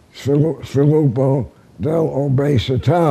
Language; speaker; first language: Italian; non-native, learner; English